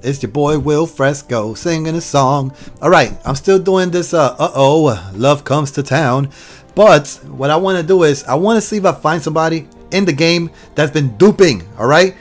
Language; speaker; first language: English; early bilingual, other home language; Spanish